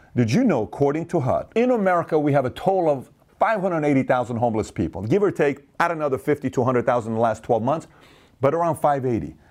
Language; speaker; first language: English; native; English